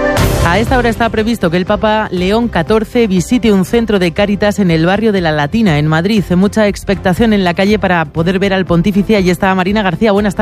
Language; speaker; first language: Spanish; native; Spanish